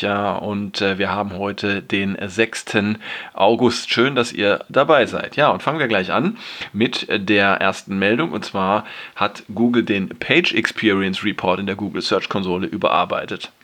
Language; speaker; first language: German; native; German